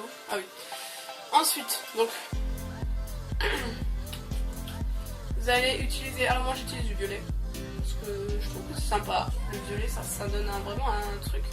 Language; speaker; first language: French; native; French